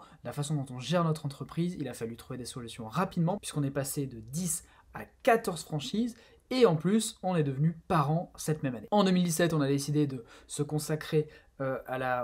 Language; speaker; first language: French; native; French